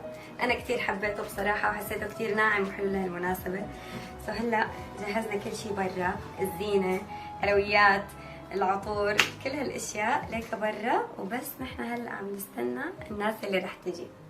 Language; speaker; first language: Arabic; native; Arabic